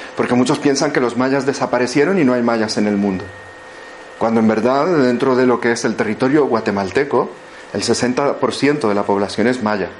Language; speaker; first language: Spanish; native; Spanish